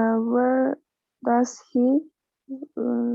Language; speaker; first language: English; non-native, learner; Uzbek